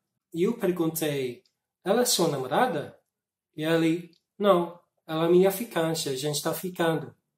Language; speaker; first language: Portuguese; non-native, fluent; English